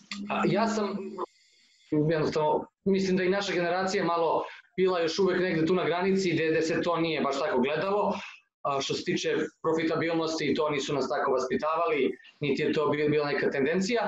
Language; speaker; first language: Serbian; native; Serbian